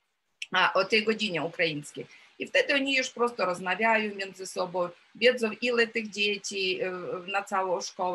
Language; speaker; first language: Polish; non-native, fluent; Ukrainian